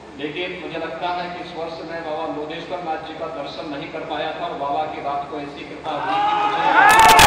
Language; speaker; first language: Hindi; native; Hindi